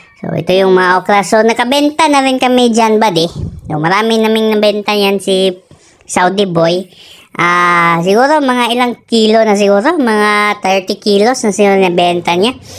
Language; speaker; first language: Filipino; non-native, local second language; Cebuano